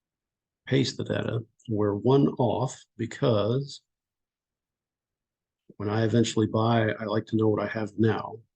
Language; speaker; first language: English; native; English